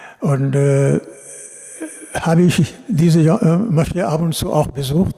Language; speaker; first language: German; non-native, fluent; Urdu